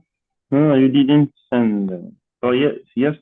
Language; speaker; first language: English; non-native, learner; Portuguese